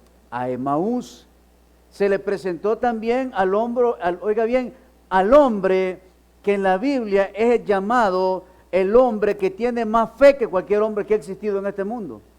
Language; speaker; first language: Spanish; native; Spanish